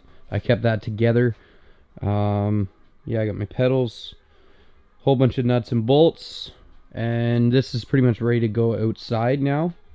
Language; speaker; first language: English; native; English